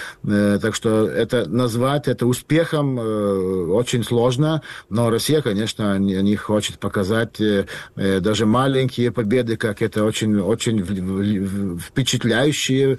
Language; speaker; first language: Russian; non-native, fluent; Lithuanian